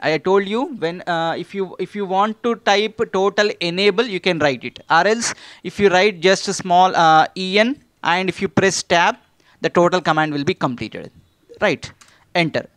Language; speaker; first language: English; non-native, local second language; Telugu